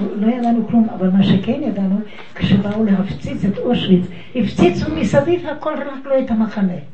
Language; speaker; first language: Hebrew; non-native, fluent; Yiddish